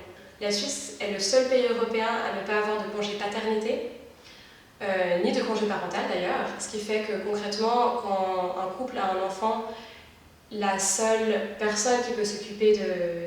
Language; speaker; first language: French; native; French